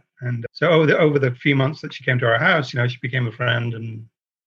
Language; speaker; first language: English; native; English